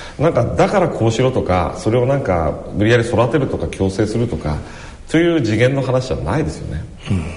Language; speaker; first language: Japanese; native; Japanese